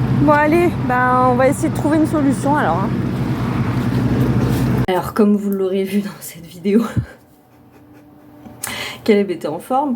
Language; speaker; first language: French; native; French